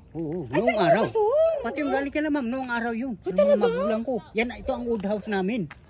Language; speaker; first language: Filipino; non-native, local second language; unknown